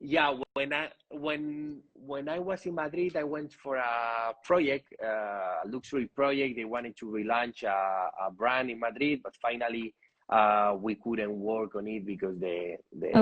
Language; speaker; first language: English; non-native, learner; Spanish